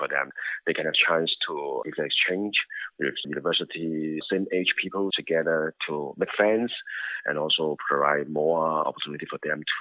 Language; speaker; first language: English; non-native, local second language; Cantonese